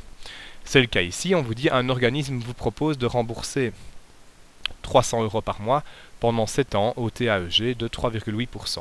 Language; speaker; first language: French; native; French